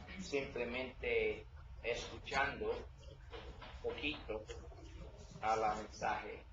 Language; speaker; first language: Spanish; non-native, learner; English